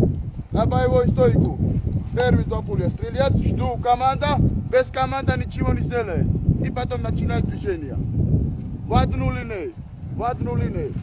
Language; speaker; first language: Russian; non-native, learner; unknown